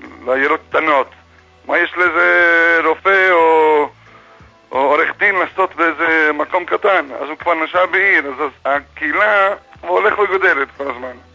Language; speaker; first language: Hebrew; non-native, fluent; English